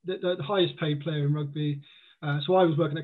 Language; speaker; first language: English; native; English